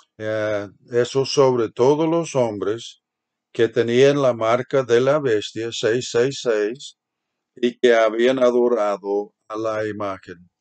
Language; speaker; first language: Spanish; non-native, fluent; English